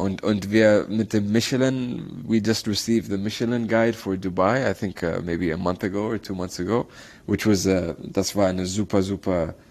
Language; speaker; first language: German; non-native, learner; Arabic